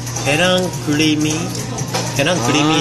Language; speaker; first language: Korean; non-native, fluent; Japanese